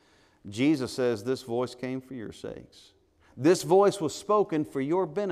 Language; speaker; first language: English; native; English